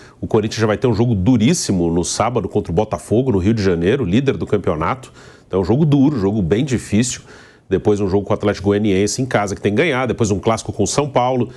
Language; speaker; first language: Portuguese; native; Portuguese